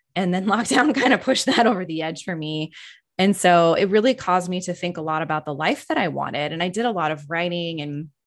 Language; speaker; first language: English; native; English